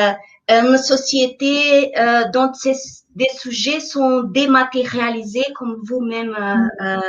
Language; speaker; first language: French; non-native, fluent; Portuguese